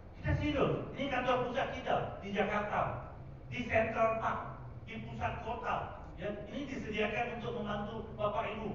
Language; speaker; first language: Indonesian; non-native, fluent; Tamil